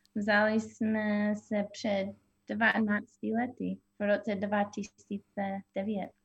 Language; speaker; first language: Czech; non-native, fluent; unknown